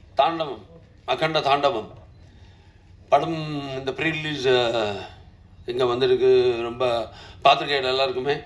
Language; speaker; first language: Tamil; non-native, local second language; Telugu